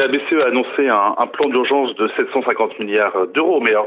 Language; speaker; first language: French; native; French